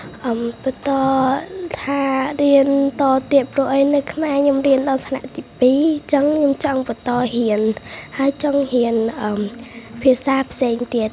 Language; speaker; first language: Khmer; non-native, local second language; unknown